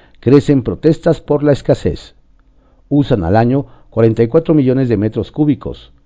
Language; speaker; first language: Spanish; native; Spanish